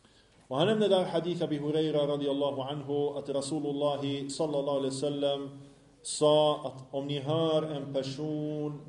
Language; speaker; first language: Swedish; early bilingual, other home language; Arabic